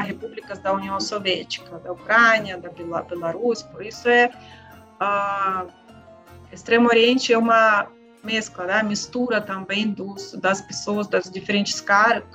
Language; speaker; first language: Portuguese; non-native, learner; Russian